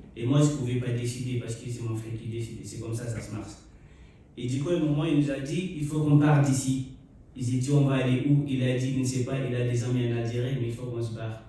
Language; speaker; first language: French; non-native, local second language; Fula